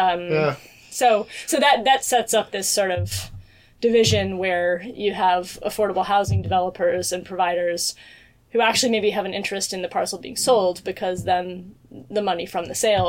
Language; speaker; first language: English; native; English